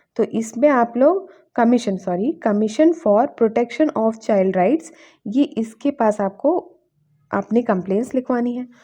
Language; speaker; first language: Hindi; native; Hindi